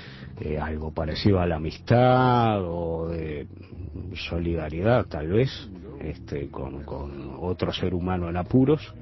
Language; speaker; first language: Spanish; native; Spanish